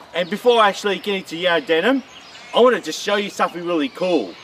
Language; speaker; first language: English; native; English